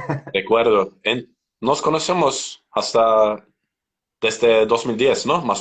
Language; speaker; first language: Spanish; non-native, learner; Turkish